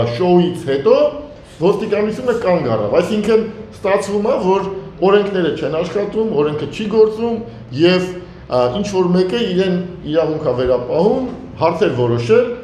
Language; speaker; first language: Armenian; native; Armenian